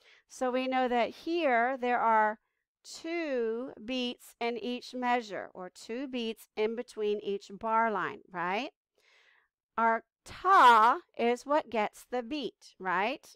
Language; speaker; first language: English; native; English